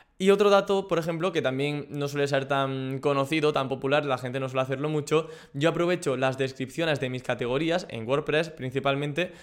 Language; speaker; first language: Spanish; native; Spanish